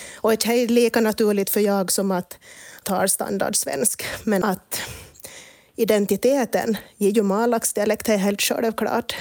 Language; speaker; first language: Swedish; native; Swedish